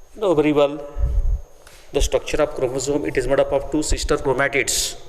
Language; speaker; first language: English; non-native, local second language; Marathi